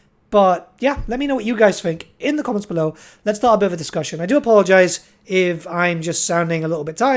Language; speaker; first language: English; native; English